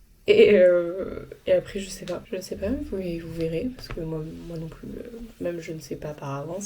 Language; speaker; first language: French; native; French